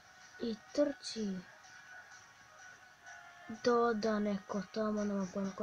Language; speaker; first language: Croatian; early bilingual, heritage; Croatian